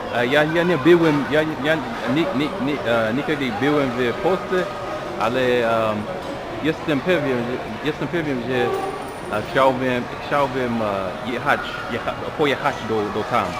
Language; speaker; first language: Polish; non-native, learner; English